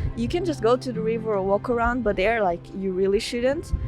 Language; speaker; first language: English; non-native, fluent; Portuguese